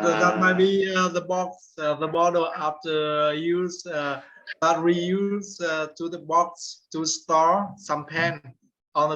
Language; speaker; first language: English; non-native, learner; Vietnamese